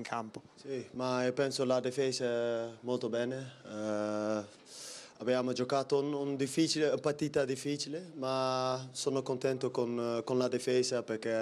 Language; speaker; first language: Italian; non-native, learner; Dutch